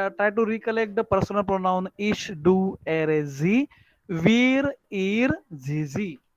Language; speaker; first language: German; non-native, learner; Marathi